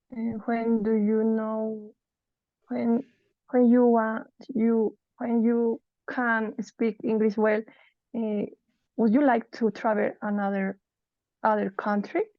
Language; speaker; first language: English; non-native, learner; Spanish